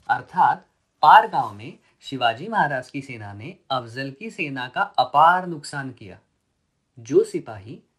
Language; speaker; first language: Hindi; non-native, local second language; Marathi